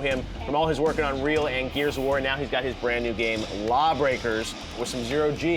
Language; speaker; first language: English; native; English